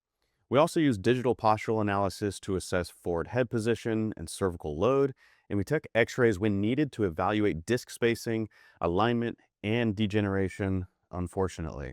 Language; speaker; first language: English; native; English